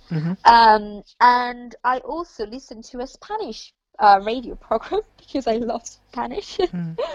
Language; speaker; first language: English; non-native, fluent; Italian